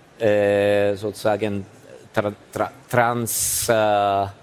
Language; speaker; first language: German; non-native, fluent; Ukrainian